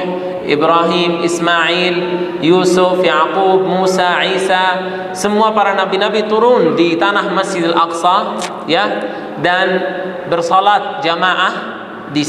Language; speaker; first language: Indonesian; non-native, fluent; Arabic